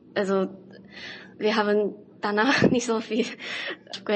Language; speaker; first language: German; non-native, learner; Chinese